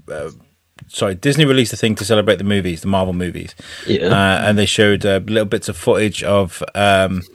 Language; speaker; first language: English; native; English